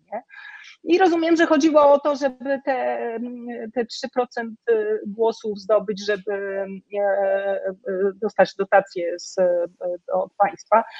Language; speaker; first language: Polish; native; Polish